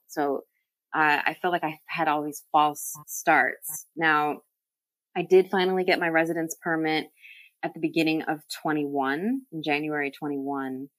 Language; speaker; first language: English; native; English